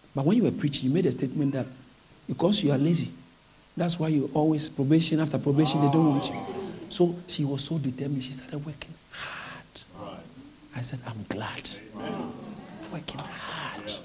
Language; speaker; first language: English; non-native, local second language; Akan